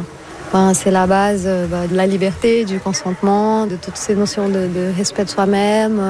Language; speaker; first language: French; non-native, fluent; Portuguese